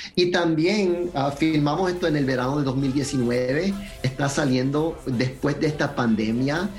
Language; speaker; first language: Spanish; early bilingual, heritage; Spanish